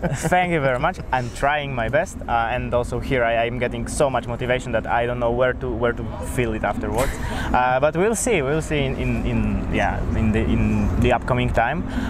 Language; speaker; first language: English; non-native, fluent; Polish